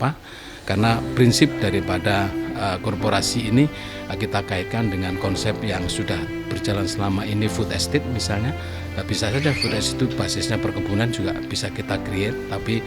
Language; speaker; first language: Indonesian; native; Indonesian